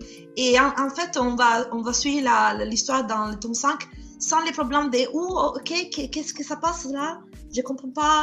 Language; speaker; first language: French; non-native, fluent; Italian